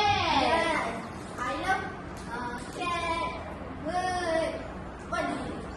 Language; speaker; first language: English; non-native, learner; Malay